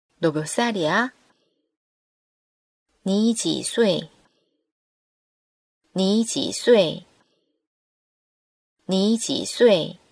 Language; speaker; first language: Chinese; non-native, fluent; Korean